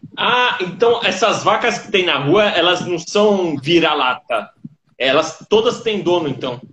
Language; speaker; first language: Portuguese; native; Portuguese